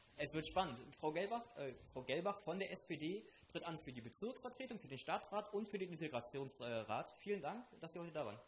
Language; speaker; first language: German; native; German